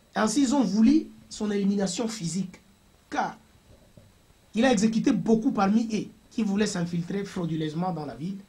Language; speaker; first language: French; non-native, local second language; Swahili